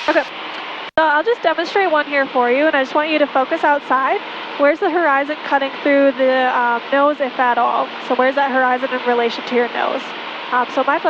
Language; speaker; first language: English; native; English